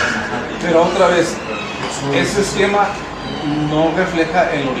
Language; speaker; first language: Spanish; native; Spanish